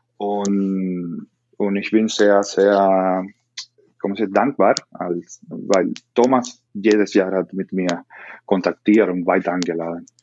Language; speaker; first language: German; non-native, learner; Spanish